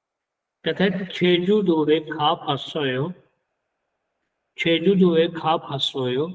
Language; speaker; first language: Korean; non-native, fluent; Urdu